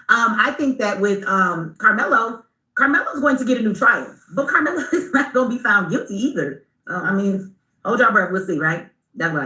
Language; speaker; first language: English; native; English